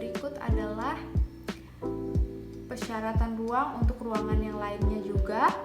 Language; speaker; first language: Indonesian; native; Indonesian